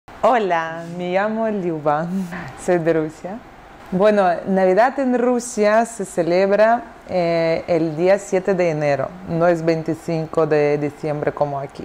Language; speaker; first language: Spanish; non-native, fluent; Russian